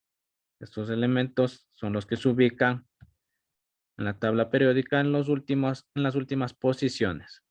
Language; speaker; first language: Spanish; native; Spanish